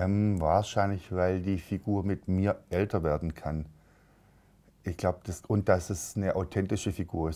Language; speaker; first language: German; native; German